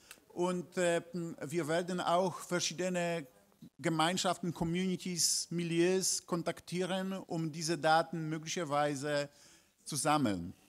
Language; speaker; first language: German; non-native, fluent; Polish